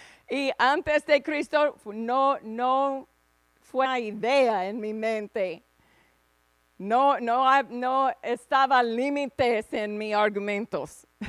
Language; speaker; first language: Spanish; non-native, fluent; English